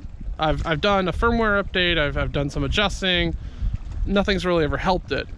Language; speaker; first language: English; native; English